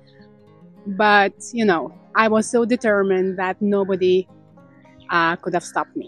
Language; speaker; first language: English; non-native, fluent; Lithuanian